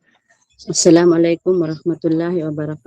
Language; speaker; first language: Arabic; non-native, learner; Filipino